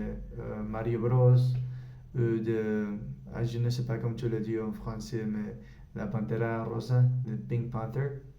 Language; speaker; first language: French; non-native, learner; Spanish